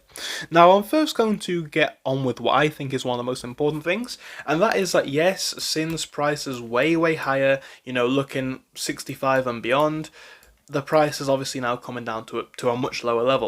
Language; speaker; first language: English; native; English